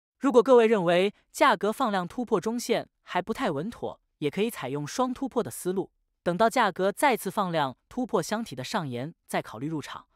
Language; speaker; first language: Chinese; native; Chinese